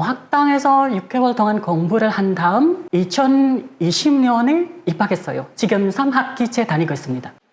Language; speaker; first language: Korean; non-native, fluent; Indonesian